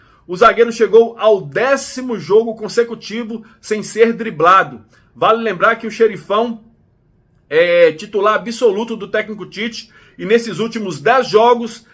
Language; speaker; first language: Portuguese; native; Portuguese